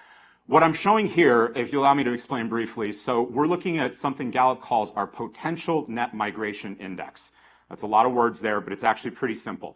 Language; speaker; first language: English; native; English